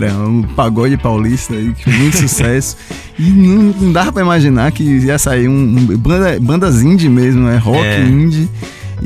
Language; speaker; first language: Portuguese; native; Portuguese